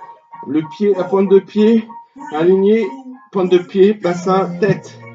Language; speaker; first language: French; native; French